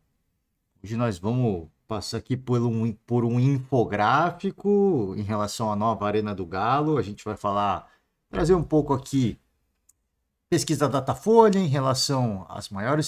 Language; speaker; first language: Portuguese; native; Portuguese